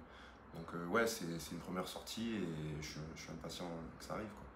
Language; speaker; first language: French; native; French